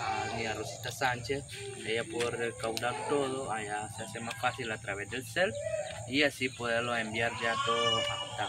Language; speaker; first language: Spanish; native; Spanish